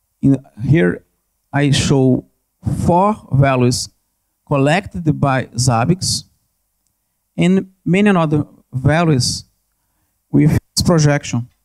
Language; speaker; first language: English; non-native, learner; Portuguese